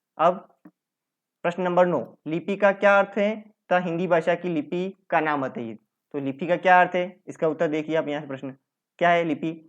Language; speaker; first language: Hindi; native; Hindi